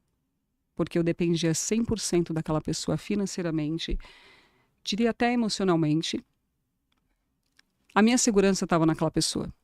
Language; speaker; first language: Portuguese; native; Portuguese